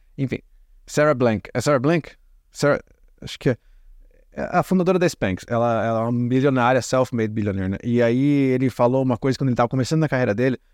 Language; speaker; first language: Portuguese; native; Portuguese